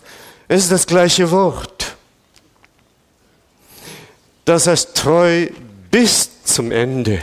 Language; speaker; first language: German; non-native, fluent; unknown